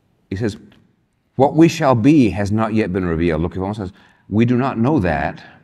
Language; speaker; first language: English; early bilingual, other home language; Spanish